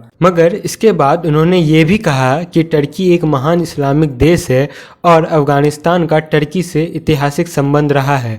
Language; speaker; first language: Hindi; native; Hindi